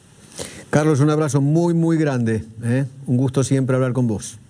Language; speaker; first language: Spanish; native; Spanish